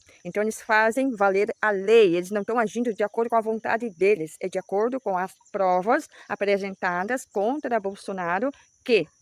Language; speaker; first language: Portuguese; native; Portuguese